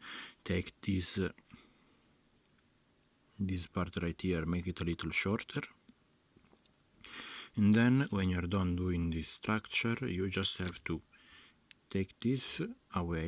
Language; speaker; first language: English; non-native, fluent; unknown